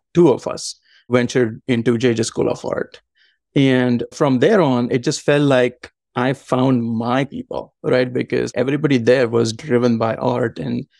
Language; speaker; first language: English; non-native, local second language; Marathi